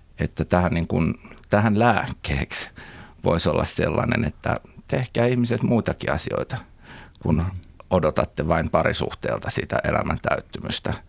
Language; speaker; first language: Finnish; native; Finnish